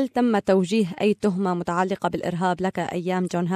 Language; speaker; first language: Arabic; native; Arabic